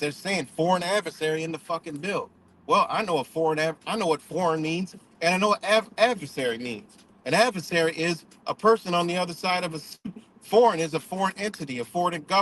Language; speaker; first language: English; native; English